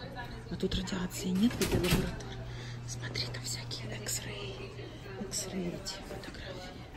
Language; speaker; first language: Russian; native; Russian